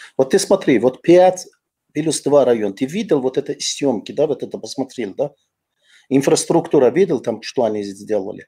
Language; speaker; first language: Russian; non-native, fluent; Azerbaijani